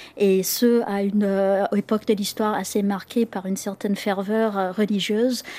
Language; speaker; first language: French; non-native, fluent; English